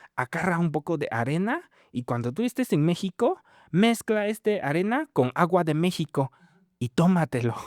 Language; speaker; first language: Spanish; non-native, fluent; Min Nan Chinese